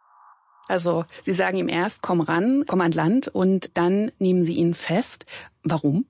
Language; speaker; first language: German; native; German